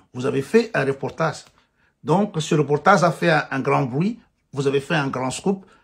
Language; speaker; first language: French; non-native, local second language; Malagasy